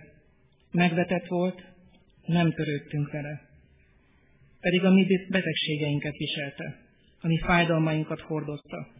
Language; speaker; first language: Hungarian; native; Hungarian